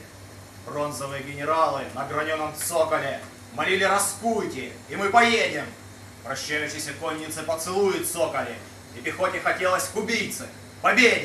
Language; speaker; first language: Russian; native; Russian